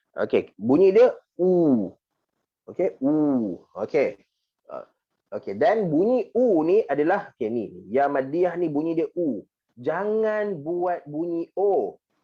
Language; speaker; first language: Malay; native; Malay